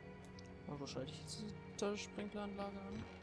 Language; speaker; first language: German; native; German